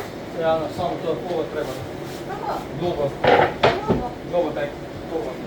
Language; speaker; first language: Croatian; non-native, learner; Nepali